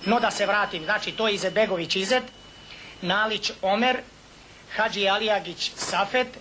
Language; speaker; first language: Bosnian; native; Bosnian